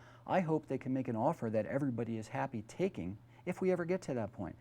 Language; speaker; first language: English; native; English